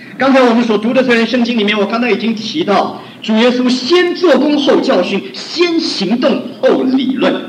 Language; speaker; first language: Chinese; non-native, local second language; Hakka Chinese